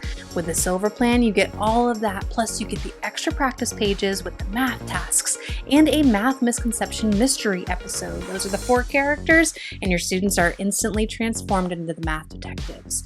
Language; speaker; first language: English; native; English